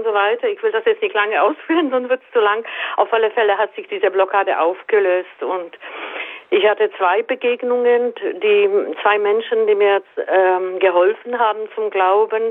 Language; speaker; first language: German; native; German